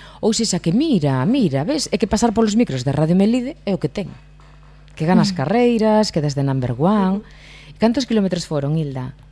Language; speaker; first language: Galician; native; Galician